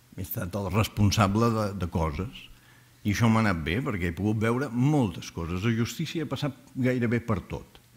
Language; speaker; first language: Catalan; native; Catalan